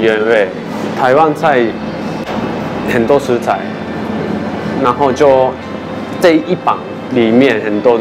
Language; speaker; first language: Chinese; non-native, fluent; Japanese